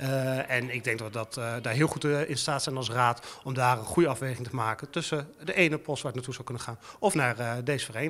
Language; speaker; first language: Dutch; native; Dutch